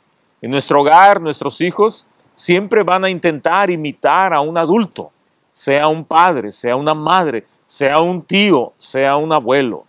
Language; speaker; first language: Spanish; native; Spanish